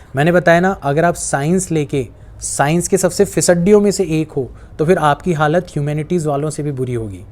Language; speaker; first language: Hindi; native; Hindi